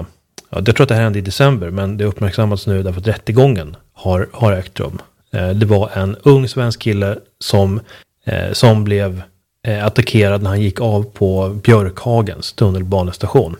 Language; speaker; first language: Swedish; native; Swedish